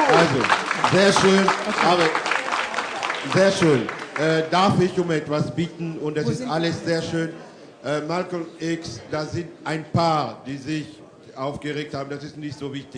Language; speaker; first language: German; non-native, fluent; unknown